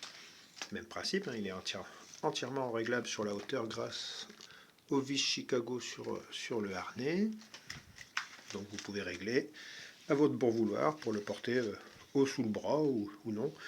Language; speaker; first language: French; native; French